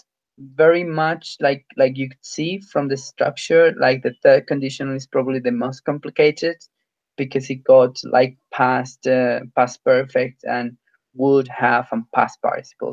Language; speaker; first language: English; non-native, fluent; Spanish